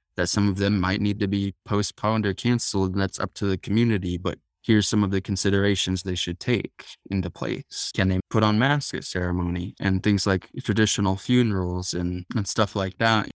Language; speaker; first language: English; native; English